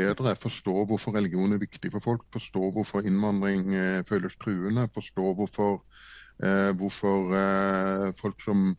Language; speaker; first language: Norwegian; native; Norwegian